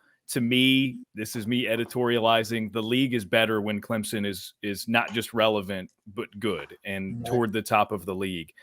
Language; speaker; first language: English; native; English